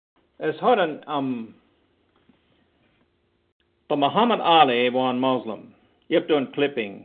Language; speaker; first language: German; early bilingual, heritage; Pennsylvania German